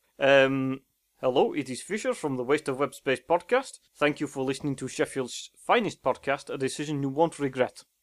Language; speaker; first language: English; native; English